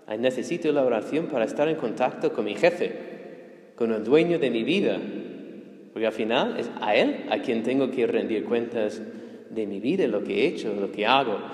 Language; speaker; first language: Spanish; non-native, fluent; English